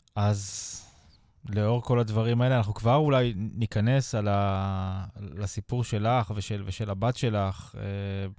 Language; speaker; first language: Hebrew; native; Hebrew